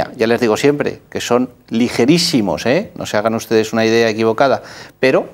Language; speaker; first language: Spanish; native; Spanish